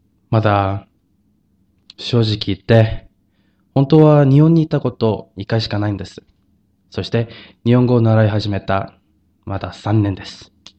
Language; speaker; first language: Japanese; non-native, fluent; Korean